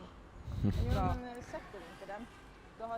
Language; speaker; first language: Swedish; native; Swedish